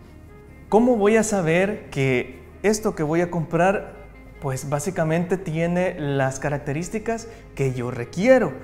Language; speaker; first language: Spanish; native; Spanish